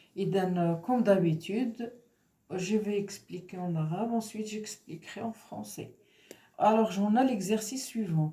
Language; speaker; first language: French; non-native, local second language; Arabic